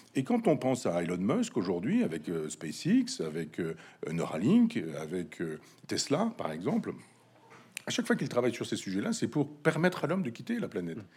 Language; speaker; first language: French; native; French